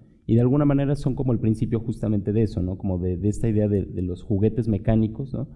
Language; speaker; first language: Spanish; native; Spanish